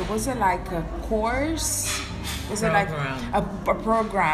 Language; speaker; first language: English; non-native, fluent; Seselwa Creole French